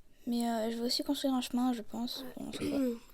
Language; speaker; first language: French; native; French